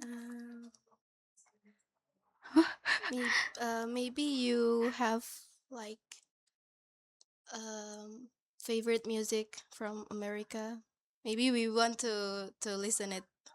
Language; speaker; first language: English; non-native, learner; Indonesian